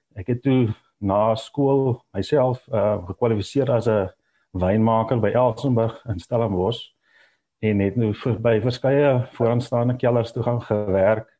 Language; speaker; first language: Afrikaans; native; Afrikaans